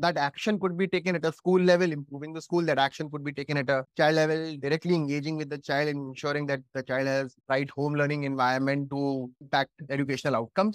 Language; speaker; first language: English; non-native, local second language; Hindi